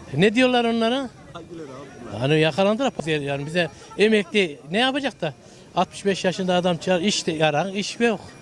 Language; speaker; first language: Turkish; native; Turkish